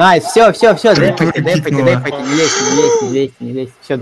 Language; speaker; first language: Russian; native; Russian